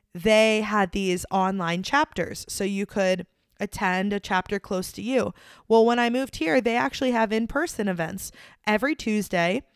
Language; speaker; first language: English; native; English